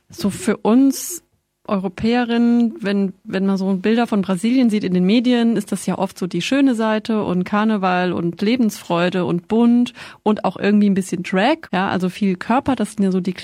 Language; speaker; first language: German; native; German